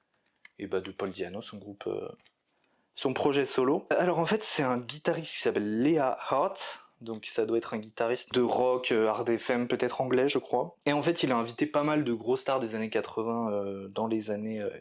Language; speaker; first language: French; native; French